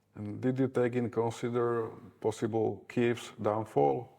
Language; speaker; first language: English; non-native, fluent; Slovak